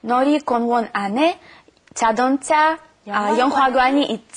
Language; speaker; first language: Korean; non-native, learner; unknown